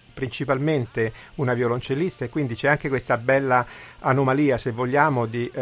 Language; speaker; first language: Italian; native; Italian